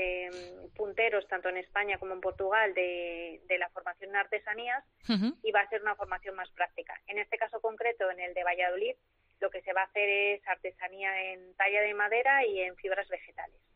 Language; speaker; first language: Spanish; native; Spanish